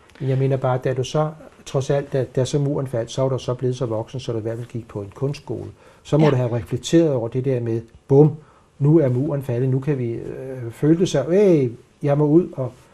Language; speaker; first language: Danish; native; Danish